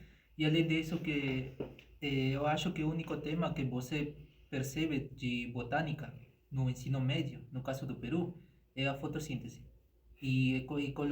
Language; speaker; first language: Portuguese; non-native, fluent; Spanish